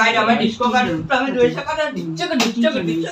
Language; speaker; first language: Hindi; non-native, local second language; Gujarati